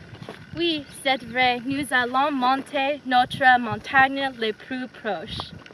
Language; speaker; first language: French; non-native, learner; English